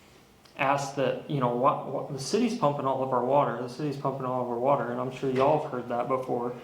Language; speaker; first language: English; native; English